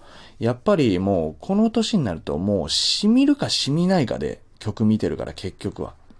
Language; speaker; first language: Japanese; native; Japanese